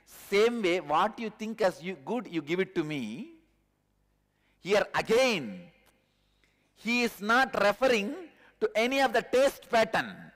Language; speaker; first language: English; non-native, local second language; Tamil